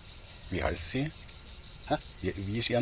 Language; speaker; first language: German; native; German